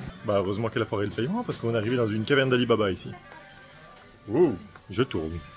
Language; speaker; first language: French; native; French